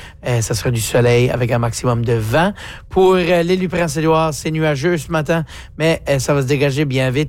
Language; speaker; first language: French; native; French